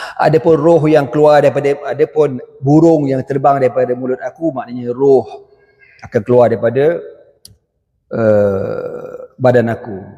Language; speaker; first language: Malay; native; Malay